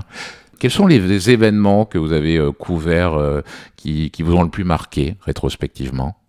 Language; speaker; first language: French; native; French